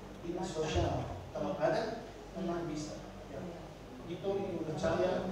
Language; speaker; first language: Indonesian; non-native, fluent; Dutch